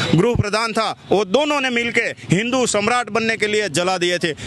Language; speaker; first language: Hindi; non-native, local second language; Gujarati